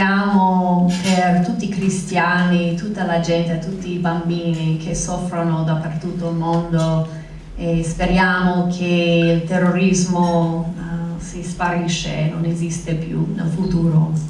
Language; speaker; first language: Italian; non-native, fluent; English